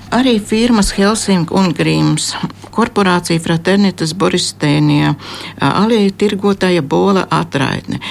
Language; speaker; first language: Latvian; native; Latvian